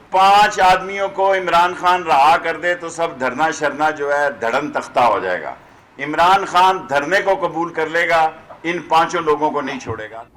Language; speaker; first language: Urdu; non-native, local second language; Punjabi